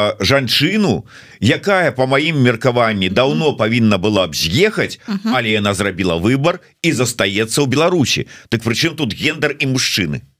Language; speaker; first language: Belarusian; native; Belarusian